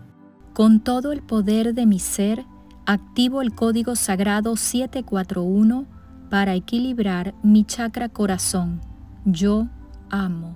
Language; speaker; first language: Spanish; native; Spanish